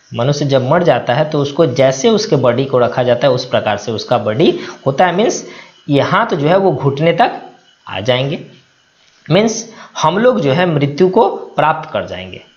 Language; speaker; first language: Hindi; native; Hindi